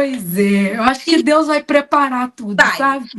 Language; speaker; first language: Portuguese; native; Portuguese